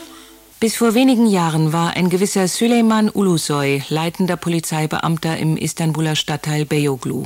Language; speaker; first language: German; native; German